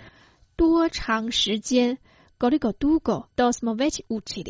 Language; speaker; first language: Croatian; non-native, fluent; Chinese